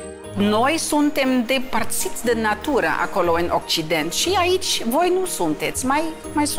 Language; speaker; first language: Romanian; non-native, fluent; Dutch